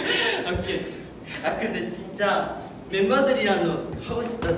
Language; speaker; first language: Korean; non-native, fluent; Japanese